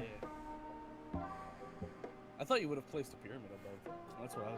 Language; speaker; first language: English; native; English